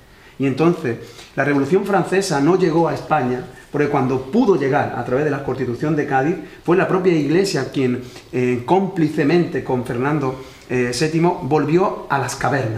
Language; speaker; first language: Spanish; native; Spanish